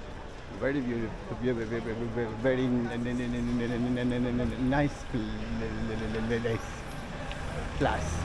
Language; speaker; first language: English; non-native, learner; Persian